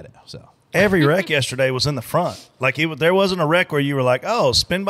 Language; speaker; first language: English; native; English